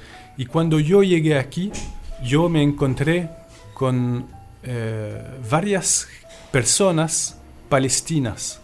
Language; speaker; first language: Spanish; non-native, fluent; French